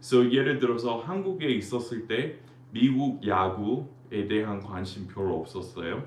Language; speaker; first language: Korean; non-native, fluent; English